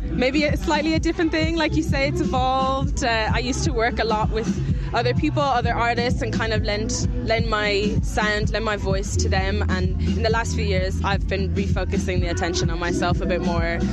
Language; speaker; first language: English; native; English